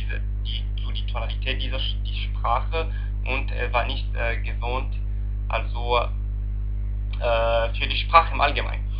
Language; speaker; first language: German; non-native, learner; Arabic